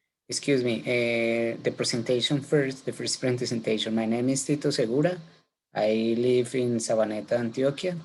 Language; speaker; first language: English; non-native, learner; Spanish